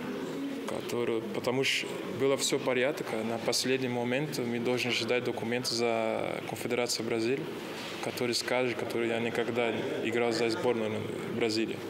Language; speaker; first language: Russian; non-native, learner; Portuguese